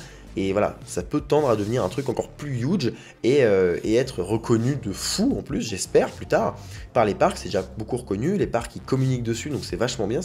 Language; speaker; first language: French; native; French